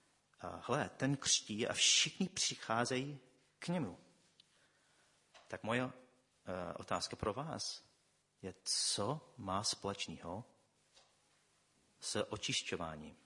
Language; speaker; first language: Czech; non-native, fluent; English